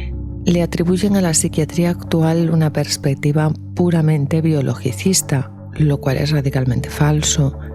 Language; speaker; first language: Spanish; native; Spanish